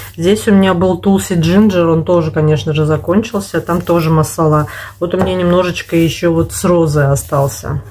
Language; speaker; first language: Russian; native; Russian